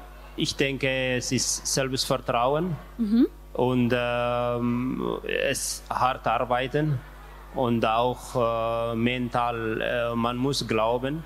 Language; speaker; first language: German; non-native, learner; Tigrinya